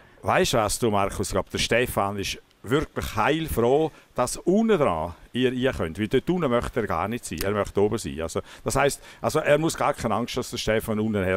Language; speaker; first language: German; native; German